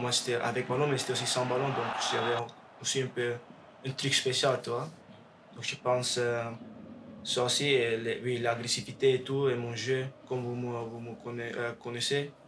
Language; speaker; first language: French; non-native, learner; Dutch